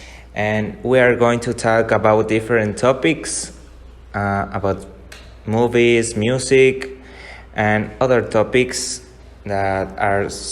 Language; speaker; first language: English; non-native, learner; Spanish